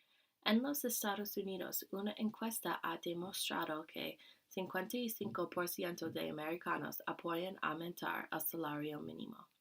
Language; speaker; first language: Spanish; non-native, learner; English